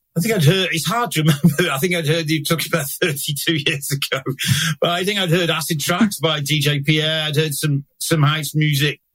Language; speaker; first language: English; native; English